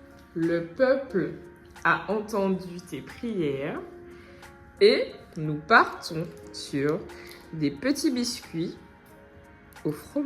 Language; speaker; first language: French; native; French